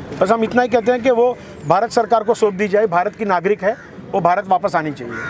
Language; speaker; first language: Hindi; non-native, local second language; Gujarati